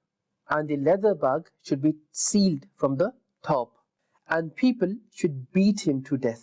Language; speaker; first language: English; non-native, local second language; Urdu